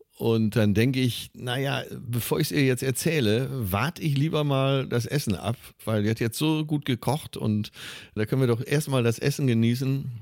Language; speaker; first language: German; native; German